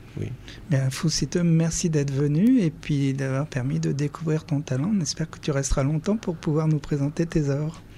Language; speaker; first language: French; native; French